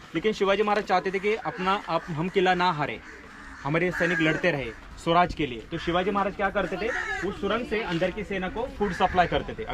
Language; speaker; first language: Hindi; non-native, local second language; Marathi